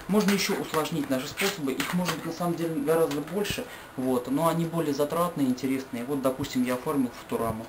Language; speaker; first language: Russian; native; Russian